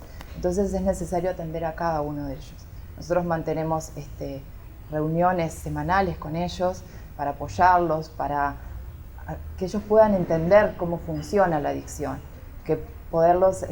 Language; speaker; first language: Spanish; native; Spanish